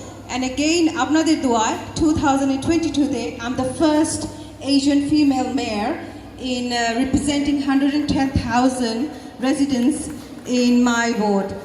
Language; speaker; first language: English; early bilingual, other home language; Sylheti